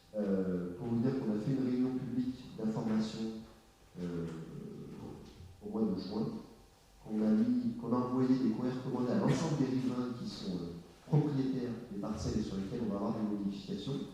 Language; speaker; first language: French; native; French